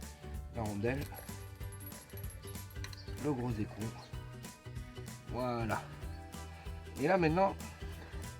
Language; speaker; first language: French; native; French